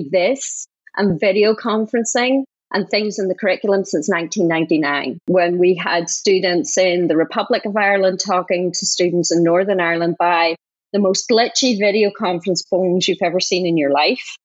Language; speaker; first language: English; native; English